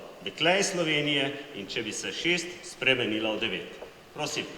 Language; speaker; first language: Slovenian; native; Slovenian